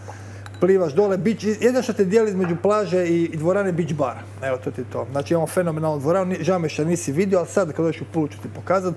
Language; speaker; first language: Croatian; native; Croatian